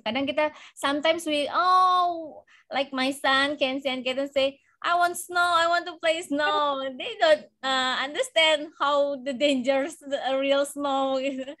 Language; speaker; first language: English; non-native, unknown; Indonesian